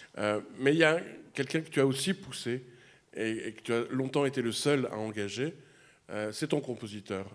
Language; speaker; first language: French; native; French